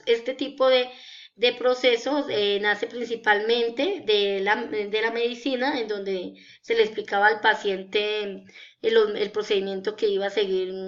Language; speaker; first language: Spanish; native; Spanish